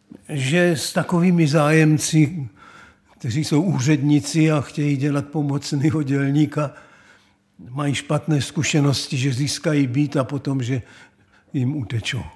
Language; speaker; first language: Czech; native; Czech